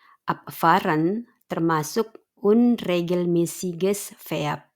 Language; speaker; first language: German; non-native, fluent; Indonesian